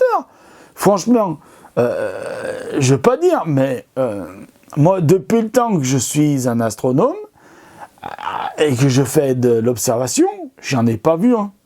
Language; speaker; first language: French; native; French